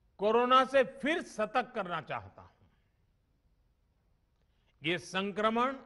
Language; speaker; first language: Hindi; non-native, local second language; Gujarati